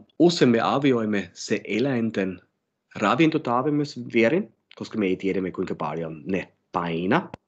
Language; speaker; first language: Finnish; non-native, fluent; German